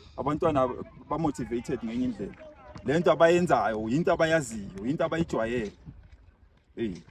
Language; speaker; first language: Zulu; native; Zulu